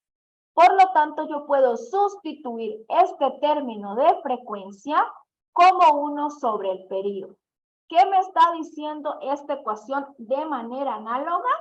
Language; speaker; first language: Spanish; native; Spanish